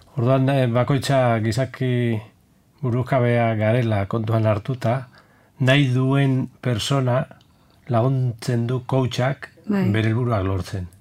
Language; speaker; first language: Basque; native; Basque